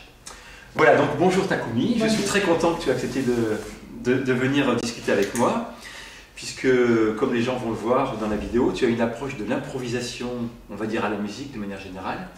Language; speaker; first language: French; native; French